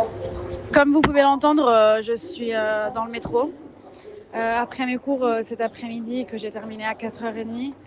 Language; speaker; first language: French; non-native, fluent; Italian